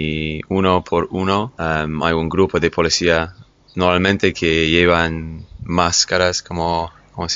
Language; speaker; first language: Spanish; non-native, fluent; English